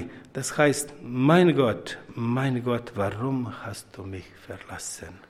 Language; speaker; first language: German; non-native, fluent; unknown